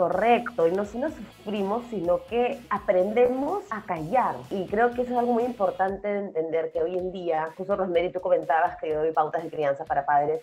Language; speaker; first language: Spanish; native; Spanish